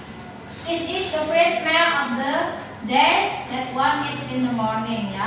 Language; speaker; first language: English; non-native, learner; Indonesian